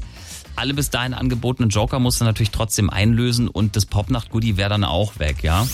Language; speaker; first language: German; native; German